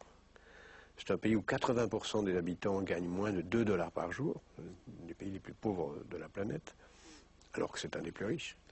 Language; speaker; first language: French; native; French